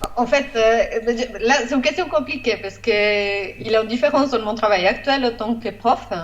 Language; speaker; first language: French; non-native, fluent; Spanish